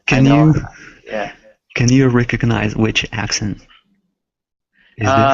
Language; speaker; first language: English; non-native, learner; Arabic